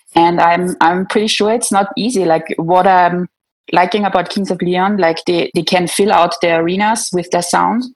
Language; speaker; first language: English; non-native, fluent; German